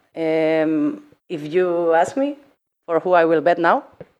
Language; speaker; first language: English; non-native, fluent; Spanish